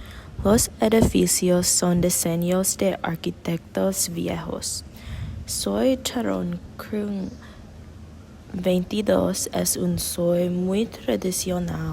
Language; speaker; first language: Spanish; non-native, learner; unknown